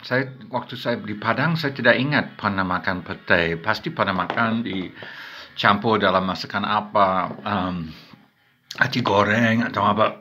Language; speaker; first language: Indonesian; non-native, fluent; English